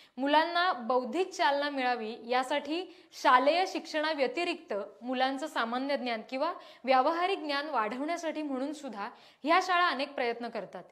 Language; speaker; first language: Marathi; native; Marathi